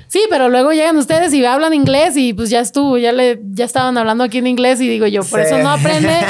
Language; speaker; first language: Spanish; early bilingual, heritage; Spanish